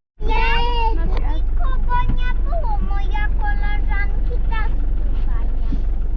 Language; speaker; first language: Polish; early bilingual, heritage; Polish